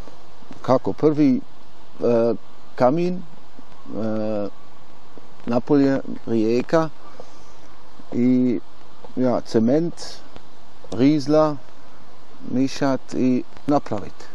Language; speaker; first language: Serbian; non-native, learner; German